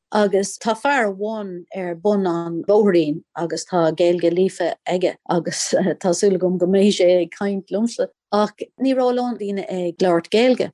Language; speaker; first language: Irish; non-native, local second language; English